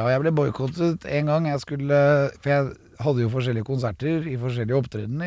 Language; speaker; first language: Norwegian; native; Norwegian